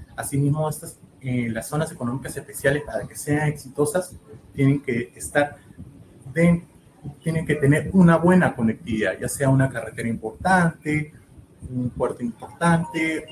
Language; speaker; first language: Spanish; native; Spanish